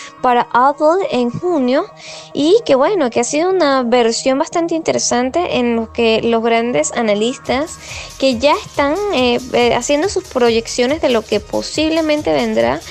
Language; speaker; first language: Spanish; native; Spanish